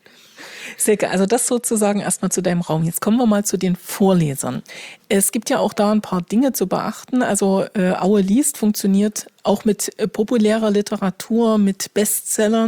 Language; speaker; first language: German; native; German